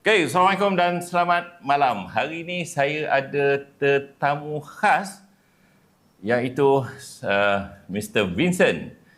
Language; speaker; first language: Malay; native; Malay